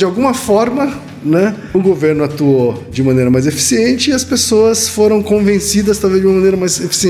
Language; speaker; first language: Portuguese; native; Portuguese